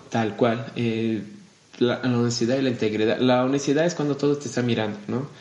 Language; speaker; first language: Spanish; non-native, fluent; Portuguese